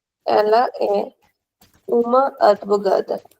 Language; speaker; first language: Portuguese; non-native, fluent; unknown